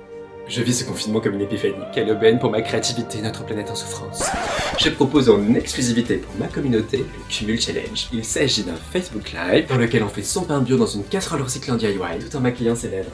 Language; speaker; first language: French; native; French